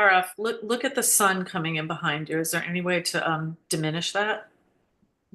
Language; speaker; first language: English; native; English